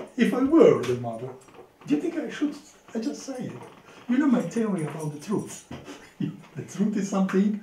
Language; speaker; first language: English; non-native, fluent; Italian